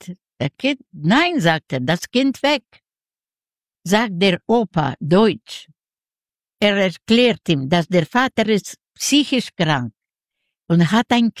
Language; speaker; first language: German; non-native, learner; Yiddish